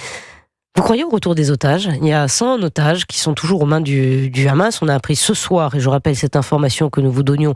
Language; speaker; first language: French; native; French